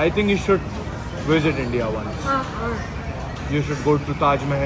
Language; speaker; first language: English; non-native, local second language; Hindi